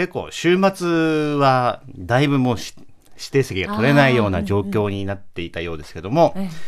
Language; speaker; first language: Japanese; native; Japanese